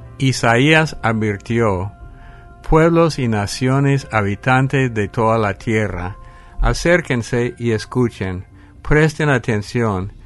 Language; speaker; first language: Spanish; non-native, fluent; English